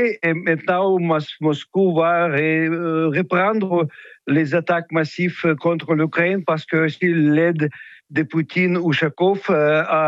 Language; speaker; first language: French; non-native, fluent; Russian